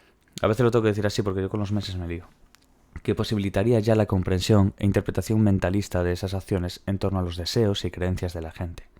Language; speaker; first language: Spanish; native; Spanish